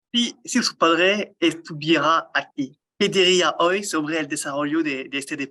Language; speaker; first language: Spanish; non-native, learner; French